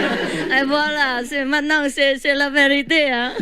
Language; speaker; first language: French; non-native, learner; Vietnamese